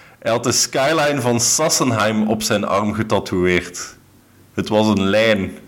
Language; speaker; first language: Dutch; native; Dutch